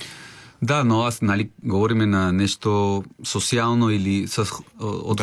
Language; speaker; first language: Bulgarian; non-native, learner; Spanish